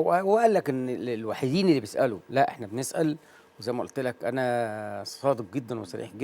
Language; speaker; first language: Arabic; native; Arabic